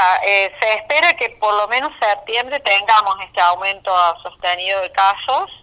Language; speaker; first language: Spanish; native; Spanish